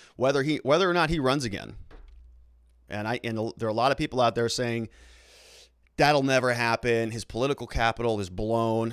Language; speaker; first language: English; native; English